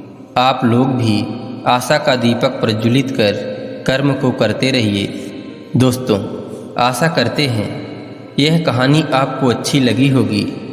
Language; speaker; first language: Hindi; native; Hindi